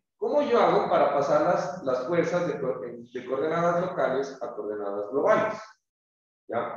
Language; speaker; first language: Spanish; native; Spanish